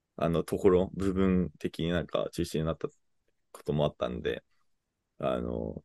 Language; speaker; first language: Japanese; native; Japanese